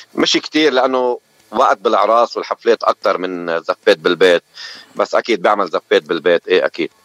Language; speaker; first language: Arabic; native; Arabic